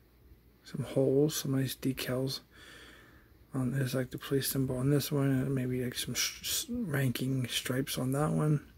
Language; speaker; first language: English; native; English